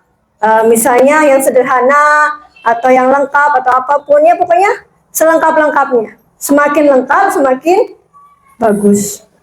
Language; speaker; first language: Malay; non-native, local second language; Javanese